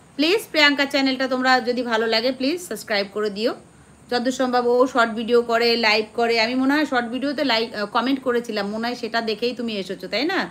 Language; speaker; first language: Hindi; non-native, local second language; Bangla